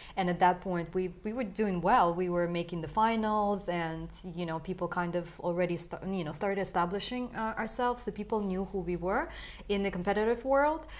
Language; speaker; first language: English; early bilingual, other home language; Russian